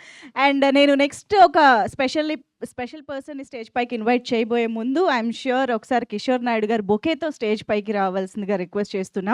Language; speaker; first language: Telugu; native; Telugu